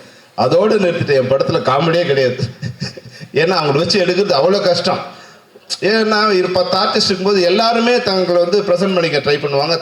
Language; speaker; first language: Tamil; native; Tamil